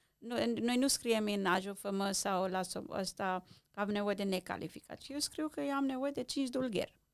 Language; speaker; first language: Romanian; non-native, local second language; Hungarian